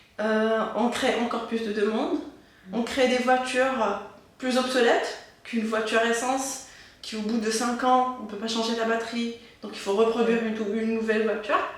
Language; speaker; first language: French; non-native, local second language; Arabic